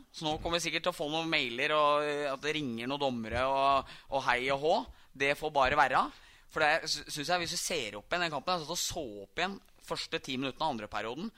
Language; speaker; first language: Norwegian; native; Norwegian